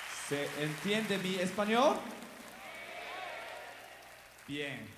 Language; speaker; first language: Spanish; non-native, learner; Japanese